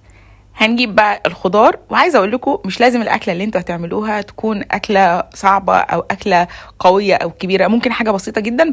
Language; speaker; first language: Arabic; native; Arabic